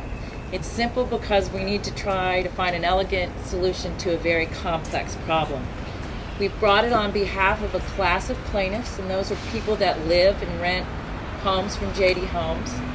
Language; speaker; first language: English; native; English